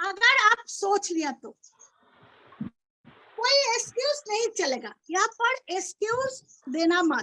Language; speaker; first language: Hindi; non-native, local second language; Bangla